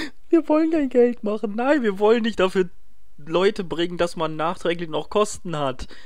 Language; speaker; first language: German; native; German